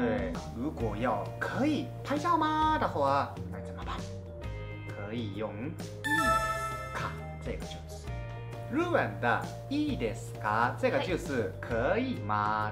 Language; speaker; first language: Chinese; non-native, fluent; Japanese